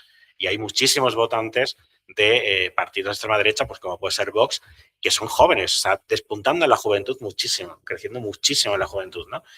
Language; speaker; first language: Spanish; native; Spanish